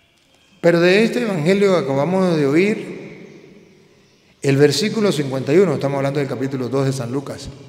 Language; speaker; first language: Spanish; native; Spanish